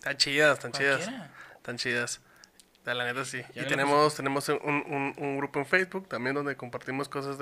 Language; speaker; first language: Spanish; native; Spanish